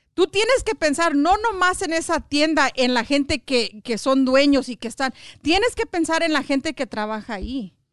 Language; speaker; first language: Spanish; early bilingual, heritage; Spanish